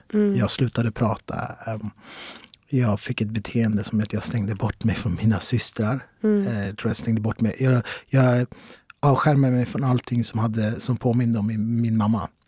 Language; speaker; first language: Swedish; early bilingual, other home language; Arabic